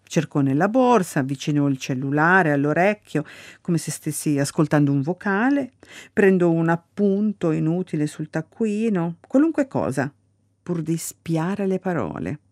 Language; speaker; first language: Italian; early bilingual, other home language; Galician